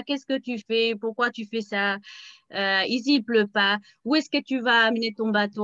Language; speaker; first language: French; native; French